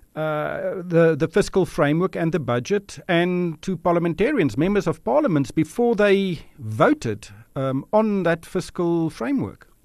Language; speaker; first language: English; non-native, local second language; Afrikaans